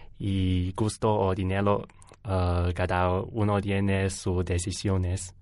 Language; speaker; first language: Spanish; non-native, learner; Chinese